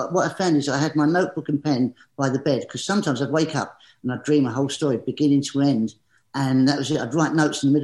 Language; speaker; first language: English; native; English